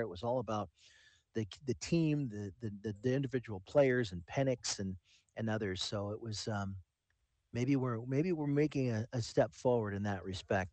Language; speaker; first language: English; native; English